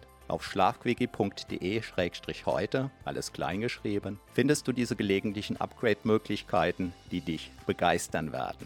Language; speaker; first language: German; native; German